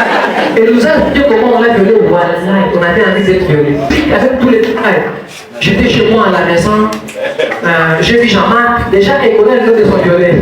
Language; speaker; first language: French; non-native, local second language; Swahili